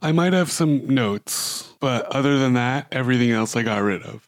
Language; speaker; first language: English; native; English